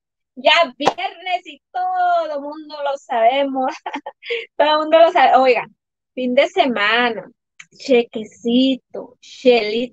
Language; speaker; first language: Spanish; native; Spanish